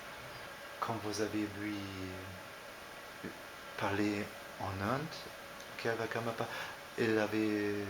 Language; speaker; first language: French; non-native, fluent; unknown